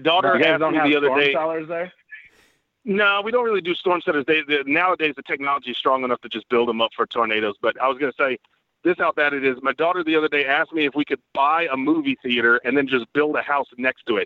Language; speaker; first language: English; native; English